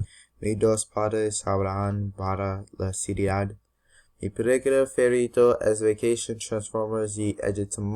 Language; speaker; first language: Spanish; non-native, learner; English